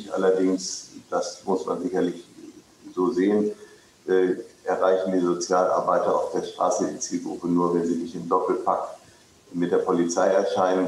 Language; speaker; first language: German; native; German